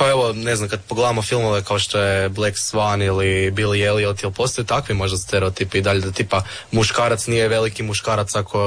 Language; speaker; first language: Serbian; native; Serbian